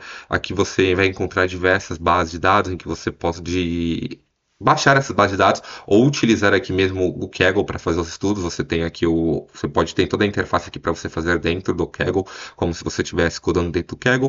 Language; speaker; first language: Portuguese; native; Portuguese